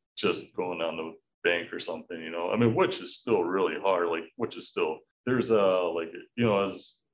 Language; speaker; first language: English; native; English